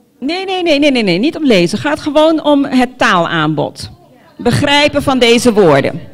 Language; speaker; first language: Dutch; non-native, local second language; Papiamento